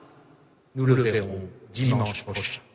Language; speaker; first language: French; native; French